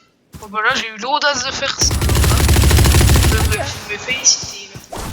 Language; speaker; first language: French; native; French